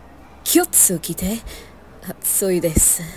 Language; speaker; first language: Japanese; non-native, learner; English